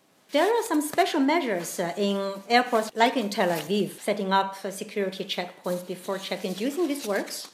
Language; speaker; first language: English; non-native, fluent; Chinese